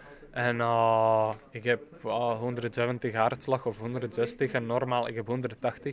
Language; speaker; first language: Dutch; non-native, fluent; Czech